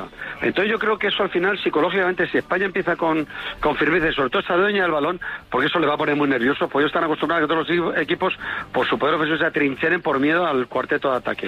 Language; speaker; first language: Spanish; native; Spanish